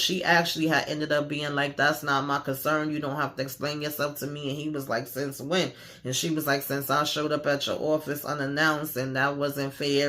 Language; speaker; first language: English; native; English